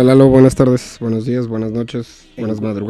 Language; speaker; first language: Spanish; native; Spanish